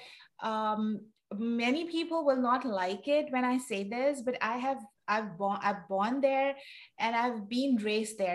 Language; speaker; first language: English; non-native, local second language; Urdu